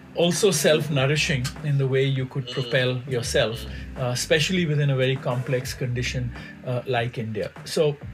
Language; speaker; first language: English; non-native, local second language; Hindi